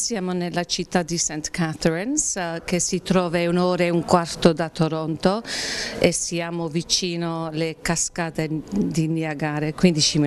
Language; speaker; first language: Italian; early bilingual, heritage; English